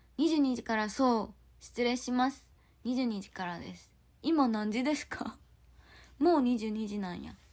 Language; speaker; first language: Japanese; non-native, fluent; Korean